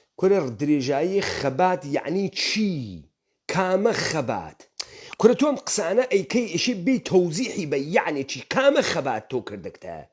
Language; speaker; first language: Central Kurdish; native; Central Kurdish